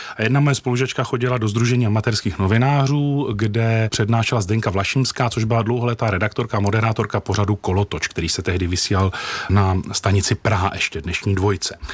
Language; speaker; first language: Czech; native; Czech